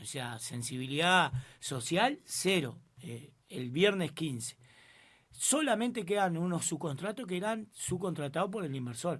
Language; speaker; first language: Spanish; native; Spanish